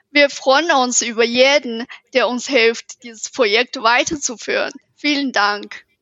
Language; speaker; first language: German; non-native, fluent; Chinese